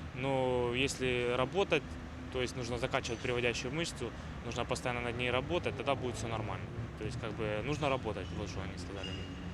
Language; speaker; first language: Russian; native; Russian